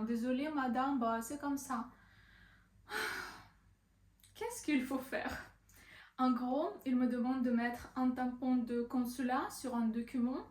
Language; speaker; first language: French; non-native, learner; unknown